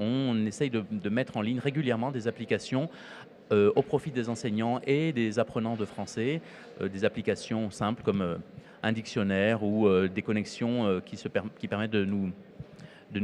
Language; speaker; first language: French; native; French